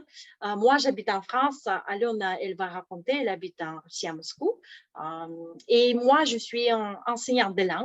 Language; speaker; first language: French; non-native, fluent; Russian